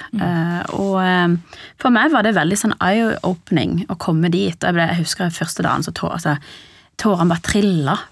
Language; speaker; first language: Norwegian; early bilingual, other home language; Persian